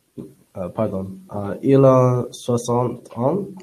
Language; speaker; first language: French; non-native, learner; English